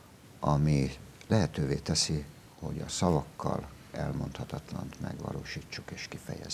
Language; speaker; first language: Hungarian; native; Hungarian